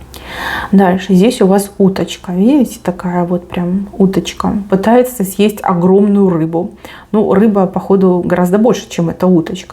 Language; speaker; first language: Russian; native; Russian